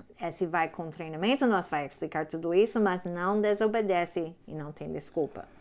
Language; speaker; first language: Portuguese; non-native, learner; English